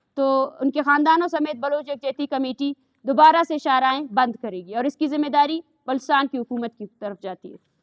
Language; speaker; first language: Urdu; non-native, local second language; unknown